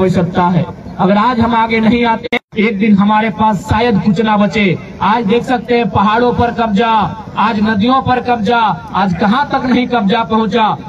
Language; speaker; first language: Hindi; native; Hindi